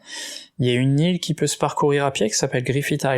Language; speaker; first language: French; native; French